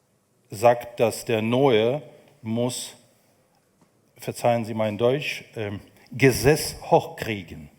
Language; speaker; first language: German; non-native, fluent; Ukrainian